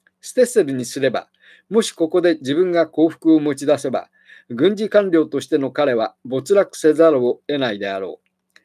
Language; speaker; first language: Japanese; native; Japanese